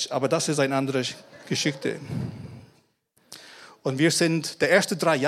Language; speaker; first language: German; non-native, fluent; English